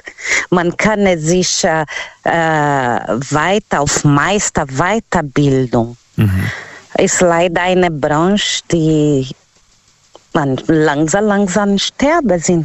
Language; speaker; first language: German; non-native, learner; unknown